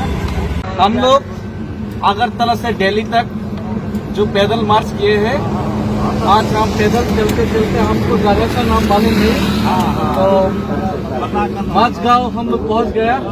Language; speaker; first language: Hindi; non-native, local second language; Kok Borok